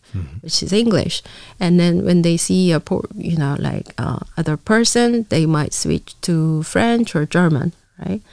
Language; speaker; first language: English; non-native, fluent; Korean